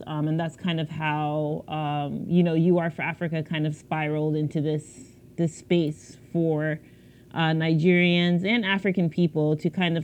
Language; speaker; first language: English; native; English